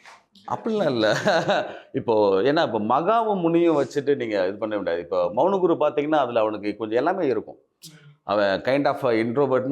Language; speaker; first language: Tamil; native; Tamil